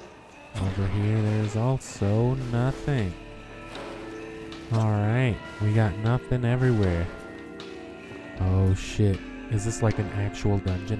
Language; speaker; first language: English; native; English